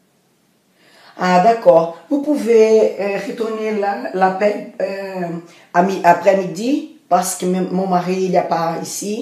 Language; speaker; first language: French; non-native, learner; Portuguese